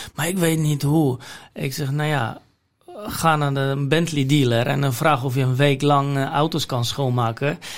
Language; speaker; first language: Dutch; non-native, fluent; Polish